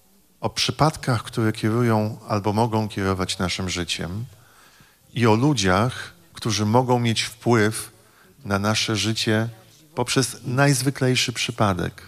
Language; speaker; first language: Polish; native; Polish